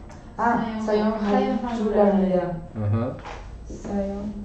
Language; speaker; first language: Korean; non-native, learner; Spanish